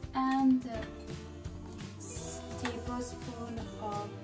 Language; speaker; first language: English; non-native, fluent; Russian